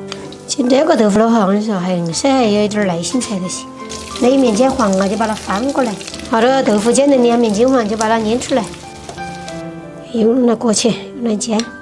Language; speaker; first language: Chinese; native; Chinese